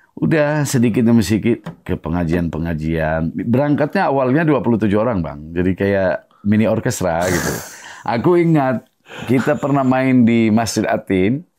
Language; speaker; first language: Indonesian; non-native, fluent; English